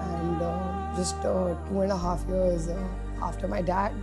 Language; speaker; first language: English; non-native, local second language; Hindi